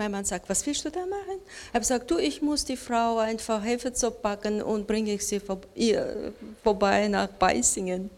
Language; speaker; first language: German; non-native, learner; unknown